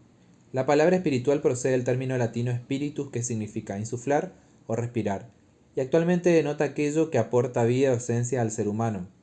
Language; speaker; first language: Spanish; native; Spanish